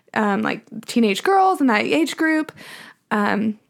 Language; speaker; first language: English; native; English